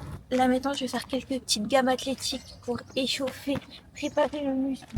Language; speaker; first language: French; non-native, local second language; Arabic